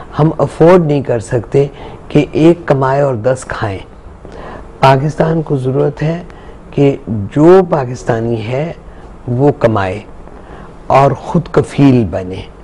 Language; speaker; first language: Urdu; non-native, local second language; Punjabi